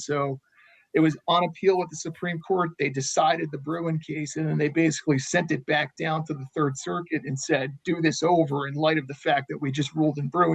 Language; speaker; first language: English; native; English